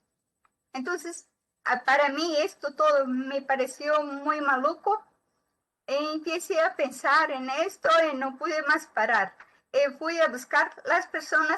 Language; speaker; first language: Spanish; non-native, learner; Portuguese